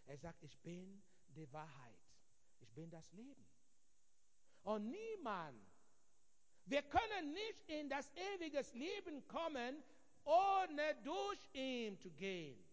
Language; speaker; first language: German; non-native, fluent; Igbo